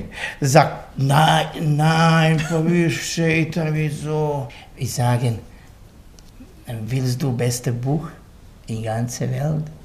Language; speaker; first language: German; non-native, learner; Bosnian